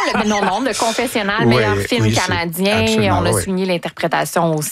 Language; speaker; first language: French; native; French